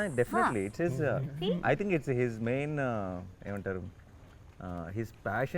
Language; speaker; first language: Telugu; native; Telugu